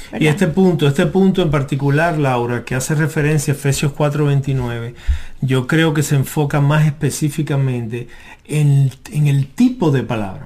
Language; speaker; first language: Spanish; native; Spanish